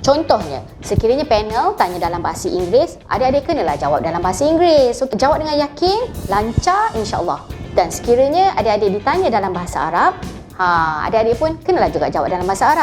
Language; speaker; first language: Malay; native; Malay